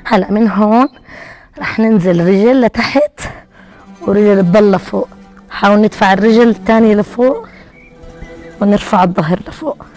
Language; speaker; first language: Arabic; native; Arabic